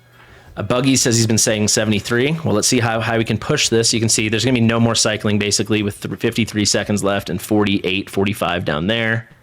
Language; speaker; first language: English; native; English